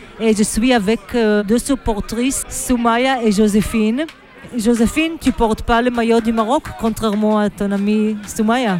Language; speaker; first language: French; native; French